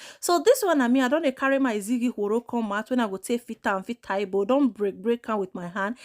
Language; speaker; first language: Nigerian Pidgin; non-native, local second language; Igbo